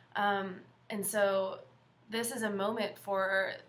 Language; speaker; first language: English; native; English